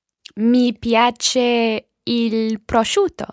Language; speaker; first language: Italian; non-native, learner; English